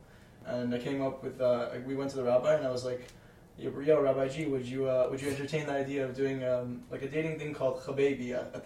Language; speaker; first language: English; native; English